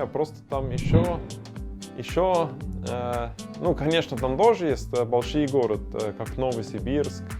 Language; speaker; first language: Russian; non-native, learner; German